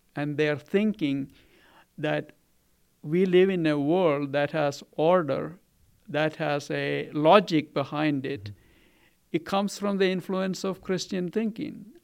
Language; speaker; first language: English; non-native, local second language; Malayalam